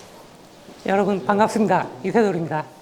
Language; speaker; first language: Korean; native; Korean